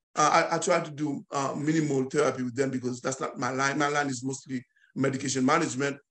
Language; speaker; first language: English; non-native, fluent; Haitian Creole